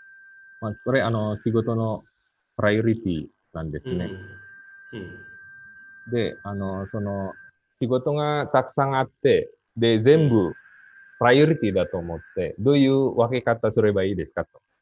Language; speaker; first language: Japanese; non-native, fluent; Indonesian